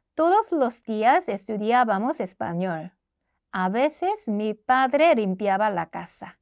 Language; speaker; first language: Spanish; non-native, fluent; Korean